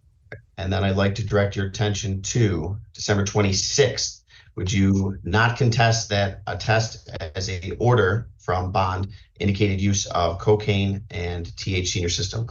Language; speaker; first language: English; native; English